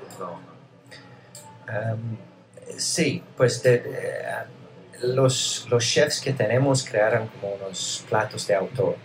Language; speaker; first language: Spanish; non-native, fluent; English